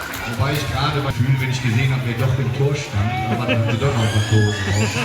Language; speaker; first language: German; native; German